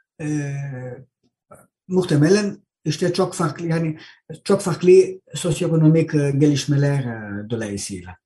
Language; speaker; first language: Turkish; non-native, fluent; Greek